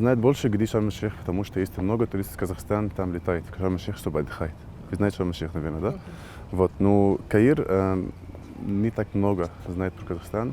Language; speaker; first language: Russian; non-native, learner; Arabic